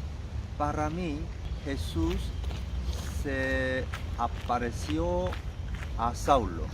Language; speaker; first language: Spanish; non-native, learner; Korean